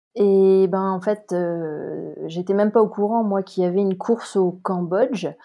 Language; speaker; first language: French; native; French